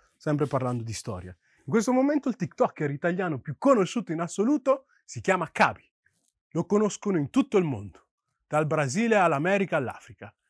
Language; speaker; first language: Italian; early bilingual, other home language; Yoruba